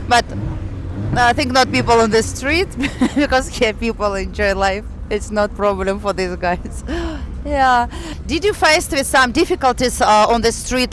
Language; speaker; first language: English; non-native, fluent; Russian